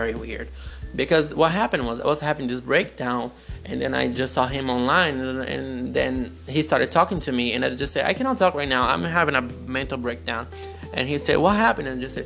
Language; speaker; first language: English; non-native, fluent; Portuguese